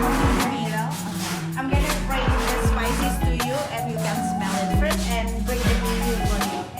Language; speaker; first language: English; non-native, learner; Indonesian